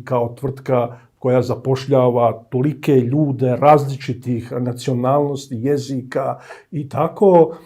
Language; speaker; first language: Bosnian; native; Bosnian